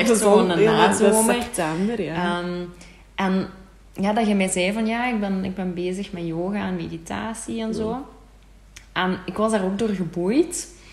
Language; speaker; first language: Dutch; native; Dutch